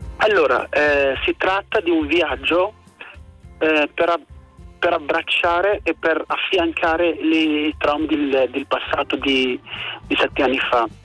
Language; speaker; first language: Italian; non-native, fluent; Arabic